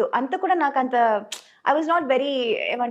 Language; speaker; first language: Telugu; non-native, local second language; Tamil